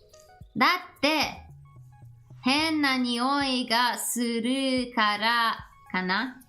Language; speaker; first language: Japanese; non-native, learner; English